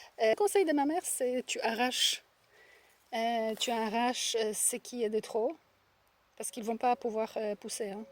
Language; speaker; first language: French; non-native, fluent; Polish